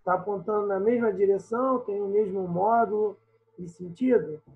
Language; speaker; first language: Portuguese; native; Portuguese